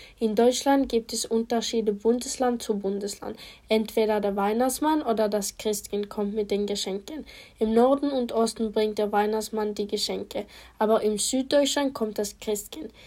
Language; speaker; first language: German; non-native, learner; Polish